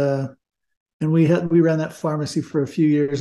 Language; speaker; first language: English; native; English